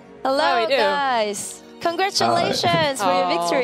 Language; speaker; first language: English; non-native, fluent; French